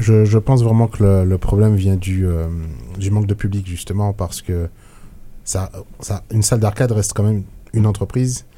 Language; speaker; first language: French; native; French